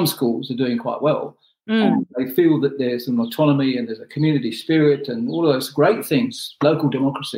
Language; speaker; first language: English; non-native, local second language; Urdu